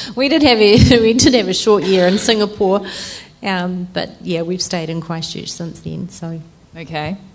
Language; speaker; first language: English; native; English